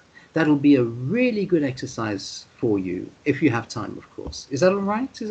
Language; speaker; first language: English; non-native, fluent; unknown